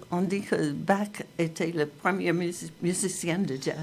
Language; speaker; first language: French; non-native, fluent; English